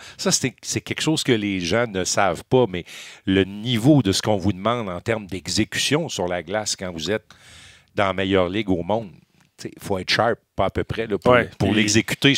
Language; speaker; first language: French; native; French